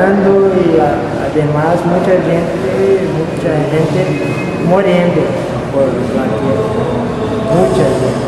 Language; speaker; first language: Spanish; non-native, learner; Portuguese